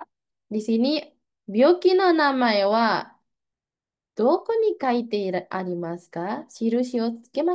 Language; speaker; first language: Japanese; non-native, fluent; Indonesian